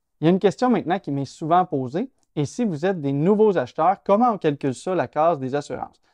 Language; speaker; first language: French; native; French